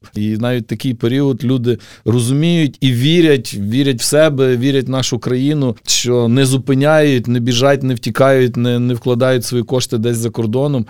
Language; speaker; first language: Ukrainian; native; Ukrainian